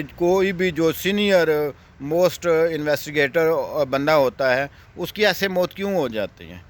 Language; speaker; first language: Urdu; non-native, local second language; Punjabi